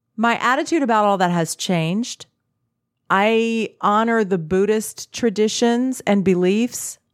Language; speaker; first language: English; native; English